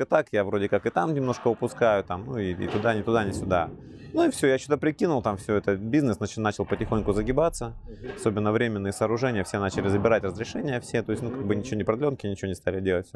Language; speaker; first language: Russian; native; Russian